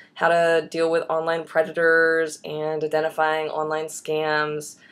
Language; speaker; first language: English; native; English